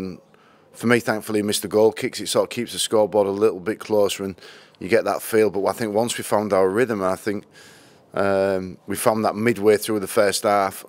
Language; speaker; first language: English; native; English